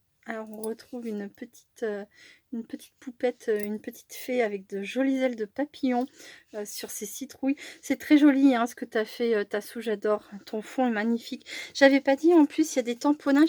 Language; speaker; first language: French; native; French